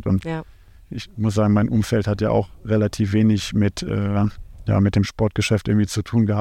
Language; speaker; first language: German; native; German